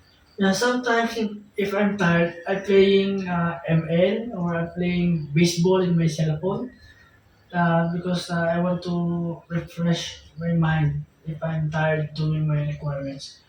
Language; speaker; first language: English; non-native, local second language; Filipino